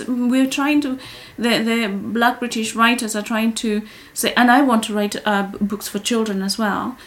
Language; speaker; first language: English; non-native, local second language; Kikuyu